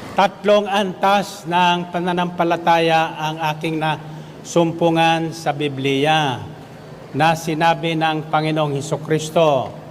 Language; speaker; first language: Filipino; native; Filipino